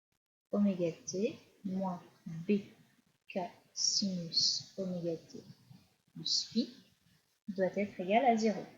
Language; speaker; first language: French; native; French